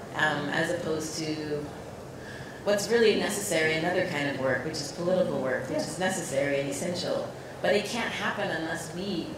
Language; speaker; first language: English; native; English